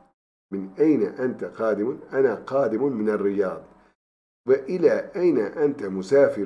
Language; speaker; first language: Arabic; non-native, fluent; Turkish